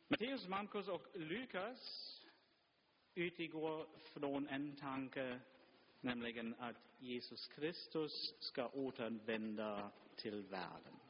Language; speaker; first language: Swedish; non-native, fluent; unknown